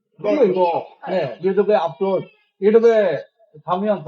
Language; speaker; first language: Korean; non-native, learner; Bangla